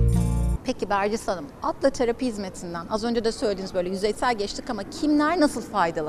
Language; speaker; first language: Turkish; native; Turkish